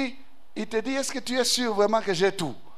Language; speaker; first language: French; non-native, local second language; Swahili